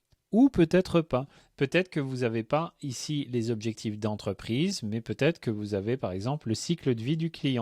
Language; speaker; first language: French; native; French